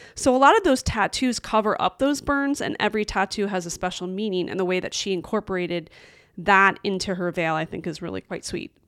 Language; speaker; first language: English; native; English